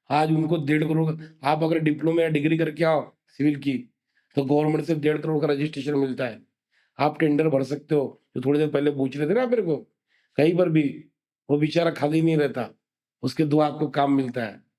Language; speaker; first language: Hindi; non-native, local second language; Marathi